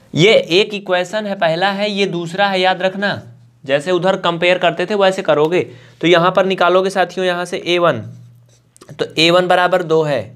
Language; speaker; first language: Hindi; native; Hindi